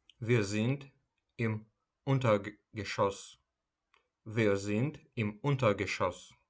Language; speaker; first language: German; non-native, fluent; Ukrainian